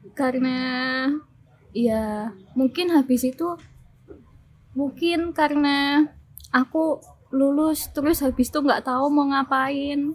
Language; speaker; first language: Indonesian; early bilingual, other home language; German